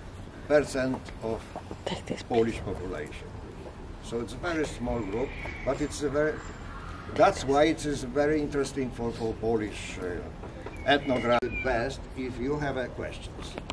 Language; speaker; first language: English; non-native, learner; Polish